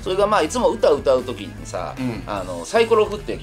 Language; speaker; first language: Japanese; native; Japanese